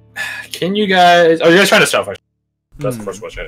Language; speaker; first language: English; native; English